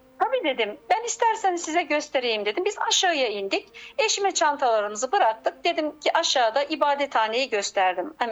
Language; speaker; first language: Turkish; native; Turkish